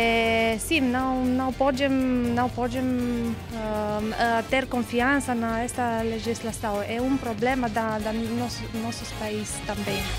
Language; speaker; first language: Portuguese; non-native, learner; Romanian